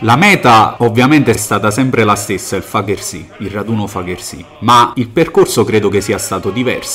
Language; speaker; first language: Italian; native; Italian